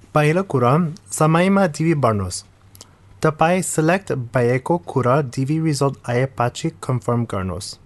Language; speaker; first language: Nepali; non-native, fluent; English